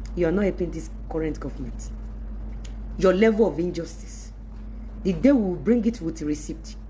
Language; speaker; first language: English; non-native, local second language; Yoruba